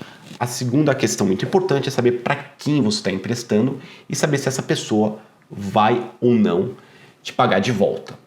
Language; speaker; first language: Portuguese; native; Portuguese